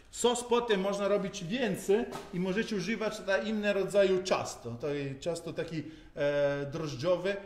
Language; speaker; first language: Polish; non-native, learner; Italian